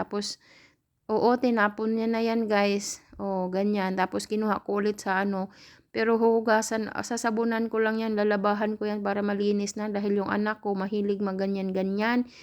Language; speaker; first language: Filipino; native; Filipino